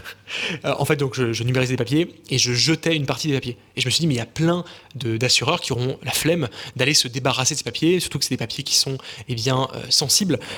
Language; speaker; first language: French; native; French